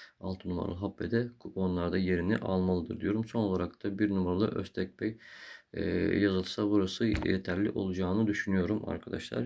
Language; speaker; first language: Turkish; native; Turkish